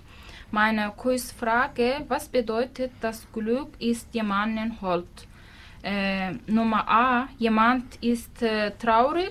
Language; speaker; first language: German; non-native, learner; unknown